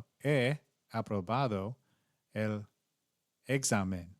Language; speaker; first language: Spanish; non-native, learner; English